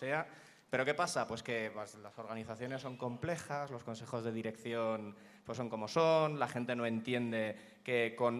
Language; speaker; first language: Spanish; native; Spanish